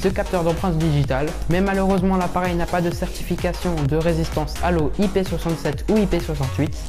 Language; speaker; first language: French; native; French